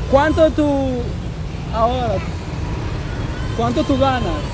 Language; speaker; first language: Spanish; non-native, learner; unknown